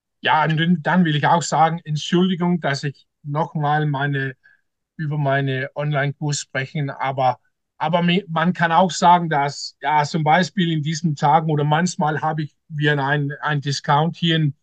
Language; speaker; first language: German; non-native, learner; Danish